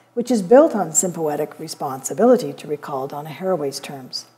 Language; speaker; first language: English; native; English